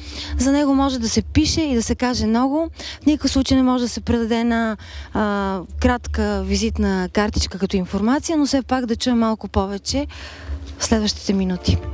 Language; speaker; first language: Bulgarian; native; Bulgarian